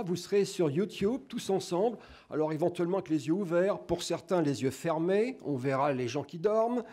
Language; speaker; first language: French; native; French